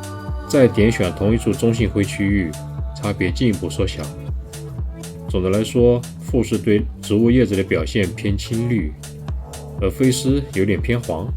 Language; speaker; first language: Chinese; native; Chinese